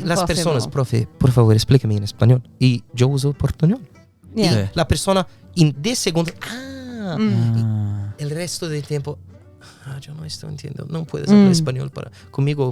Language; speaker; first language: Spanish; non-native, fluent; English